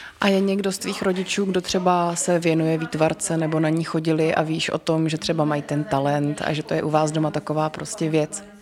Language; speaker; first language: Czech; native; Czech